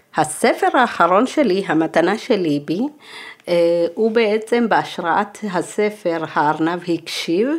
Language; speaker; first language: Hebrew; early bilingual, other home language; Amharic